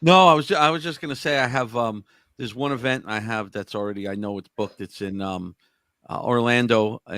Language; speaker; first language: English; native; English